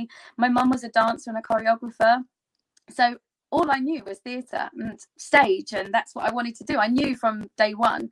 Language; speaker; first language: English; native; English